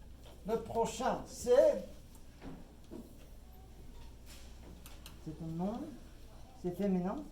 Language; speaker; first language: French; non-native, fluent; English